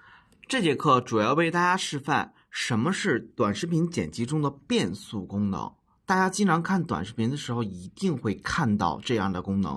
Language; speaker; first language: Chinese; native; Chinese